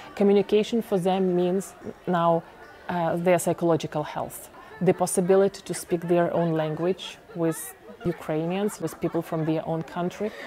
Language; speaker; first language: English; non-native, fluent; Ukrainian